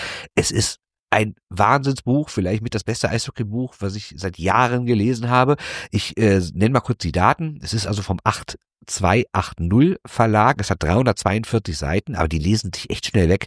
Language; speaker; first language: German; native; German